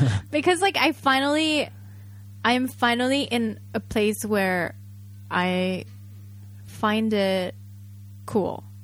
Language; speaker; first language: English; early bilingual, other home language; Japanese